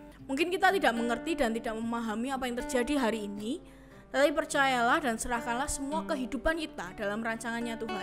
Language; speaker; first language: Indonesian; native; Indonesian